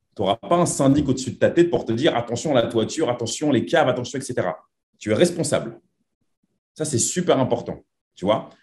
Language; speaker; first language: French; native; French